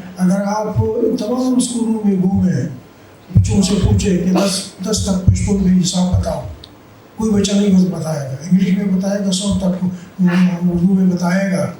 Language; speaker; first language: Urdu; non-native, local second language; Pashto